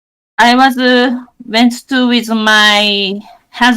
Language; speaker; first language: English; non-native, learner; Japanese